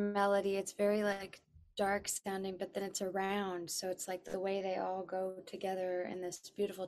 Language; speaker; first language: English; native; English